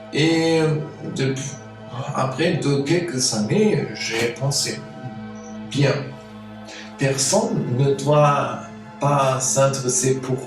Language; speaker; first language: French; non-native, fluent; German